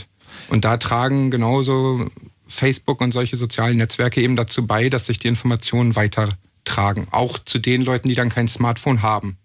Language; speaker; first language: German; native; German